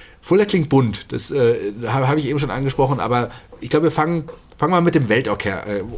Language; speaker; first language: German; native; German